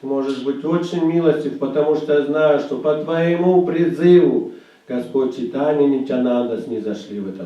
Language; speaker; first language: Russian; native; Russian